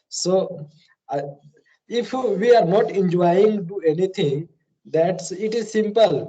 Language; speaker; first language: English; non-native, learner; Hindi